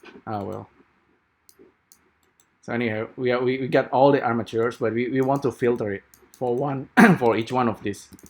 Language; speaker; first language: English; non-native, fluent; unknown